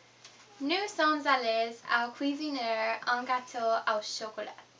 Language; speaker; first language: French; non-native, learner; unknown